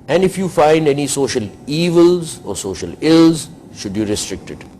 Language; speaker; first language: English; non-native, local second language; Urdu